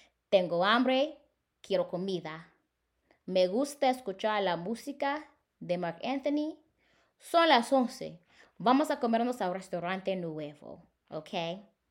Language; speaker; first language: Spanish; non-native, fluent; English